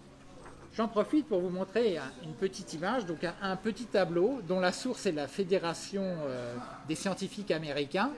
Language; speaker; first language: French; native; French